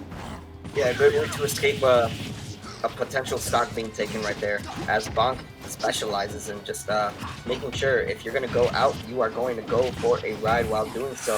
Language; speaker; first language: English; native; English